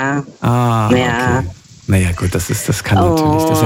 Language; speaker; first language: German; native; German